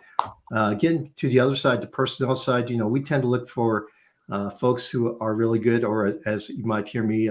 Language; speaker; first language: English; native; English